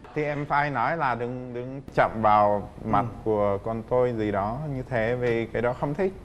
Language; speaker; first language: Vietnamese; non-native, fluent; Czech